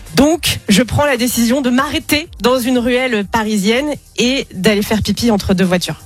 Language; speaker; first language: French; native; French